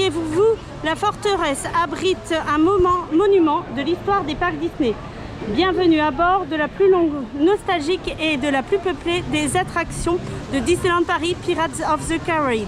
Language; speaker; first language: French; native; French